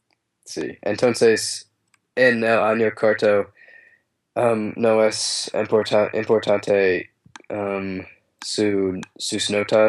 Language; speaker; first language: Spanish; non-native, learner; English